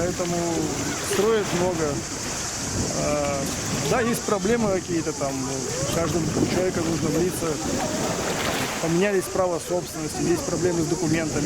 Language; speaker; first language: Russian; native; Russian